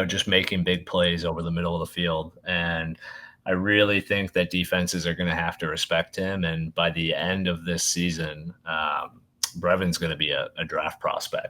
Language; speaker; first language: English; native; English